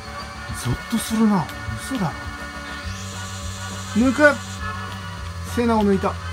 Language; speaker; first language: Japanese; native; Japanese